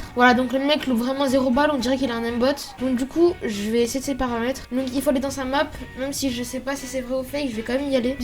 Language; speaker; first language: French; native; French